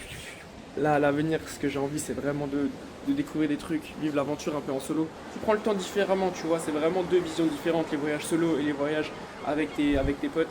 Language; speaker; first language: French; native; French